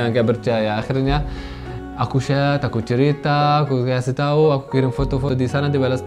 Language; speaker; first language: Indonesian; non-native, fluent; Arabic